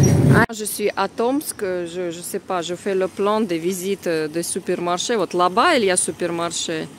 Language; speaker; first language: French; non-native, fluent; Russian